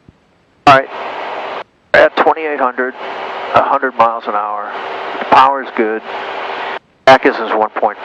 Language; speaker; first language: English; native; English